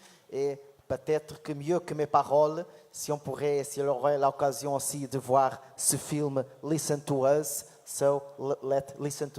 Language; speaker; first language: French; non-native, fluent; Portuguese